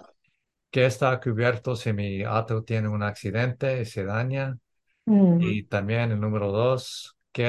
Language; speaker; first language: Spanish; early bilingual, heritage; English